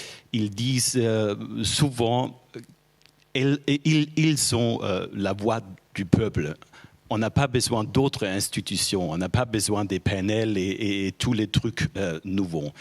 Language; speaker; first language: French; non-native, fluent; German